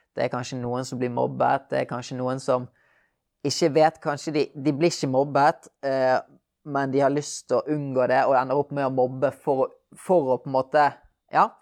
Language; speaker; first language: Norwegian; native; Norwegian